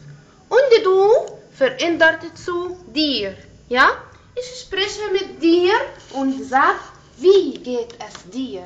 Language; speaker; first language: German; non-native, fluent; Arabic